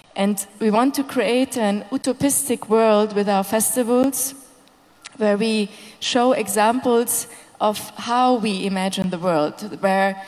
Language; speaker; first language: English; non-native, fluent; Hungarian